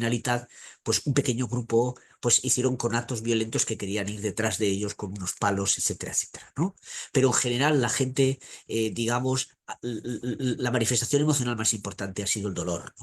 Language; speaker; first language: Spanish; native; Spanish